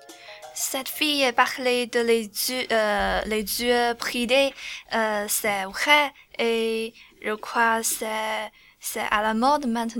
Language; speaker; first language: French; non-native, learner; Chinese